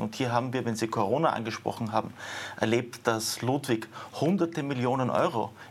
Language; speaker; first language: German; native; German